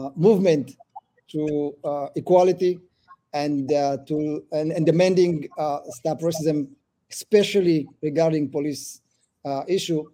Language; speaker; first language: English; early bilingual, other home language; Amharic